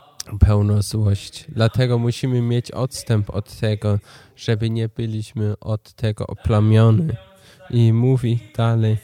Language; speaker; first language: Polish; non-native, learner; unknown